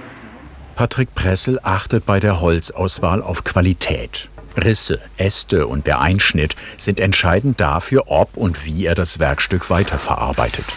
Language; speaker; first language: German; native; German